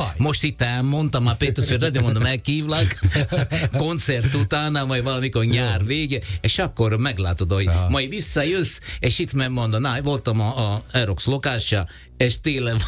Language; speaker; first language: Hungarian; non-native, fluent; Italian